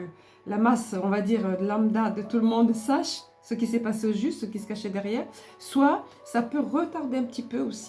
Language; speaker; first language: French; native; French